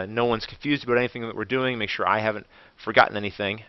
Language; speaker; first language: English; native; English